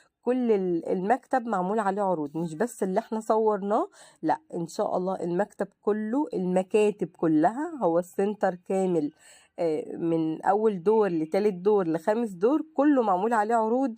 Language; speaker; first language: Arabic; native; Arabic